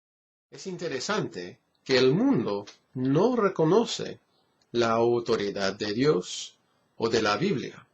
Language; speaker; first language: Spanish; non-native, fluent; English